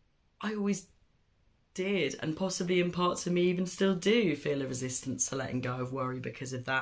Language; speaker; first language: English; native; English